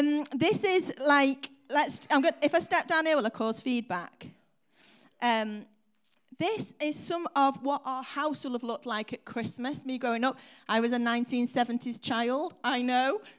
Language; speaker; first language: English; native; English